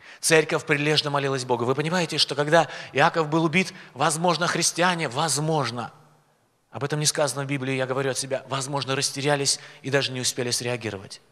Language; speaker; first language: Russian; native; Russian